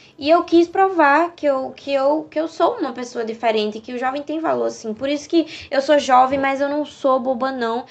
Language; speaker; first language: Portuguese; native; Portuguese